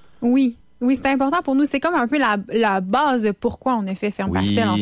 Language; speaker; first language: French; native; French